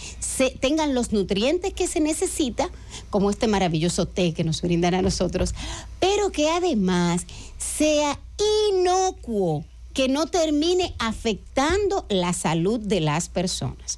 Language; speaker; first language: Spanish; native; Spanish